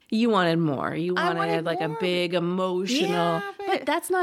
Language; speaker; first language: English; native; English